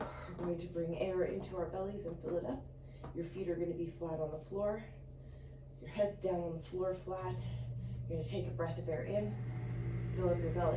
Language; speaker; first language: English; native; English